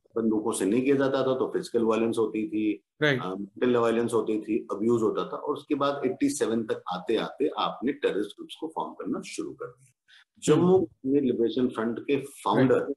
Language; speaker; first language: Hindi; native; Hindi